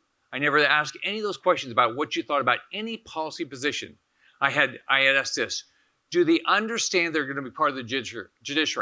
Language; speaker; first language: English; native; English